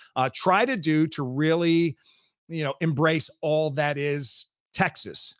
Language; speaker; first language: English; native; English